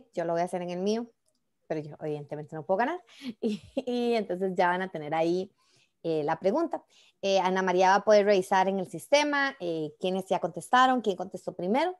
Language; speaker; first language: Spanish; native; Spanish